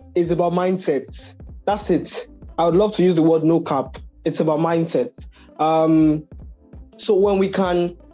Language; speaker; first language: English; non-native, local second language; Yoruba